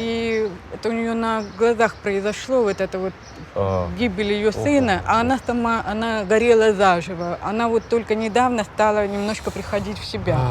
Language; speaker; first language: Russian; native; Russian